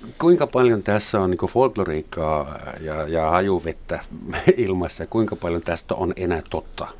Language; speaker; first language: Finnish; non-native, fluent; German